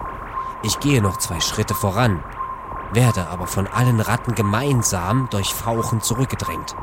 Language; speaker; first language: German; native; German